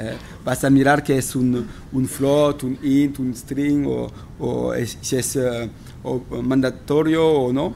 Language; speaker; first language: Spanish; non-native, fluent; French